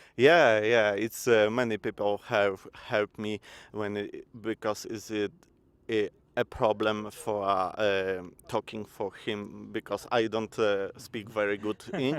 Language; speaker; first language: English; non-native, learner; Polish